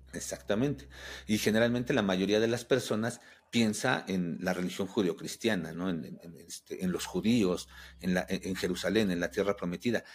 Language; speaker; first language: Spanish; native; Spanish